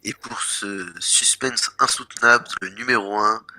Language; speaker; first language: French; native; French